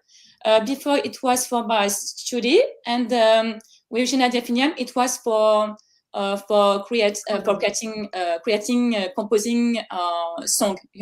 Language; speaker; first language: English; non-native, learner; French